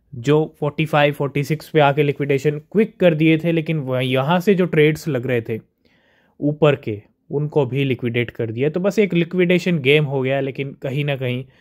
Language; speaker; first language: Hindi; native; Hindi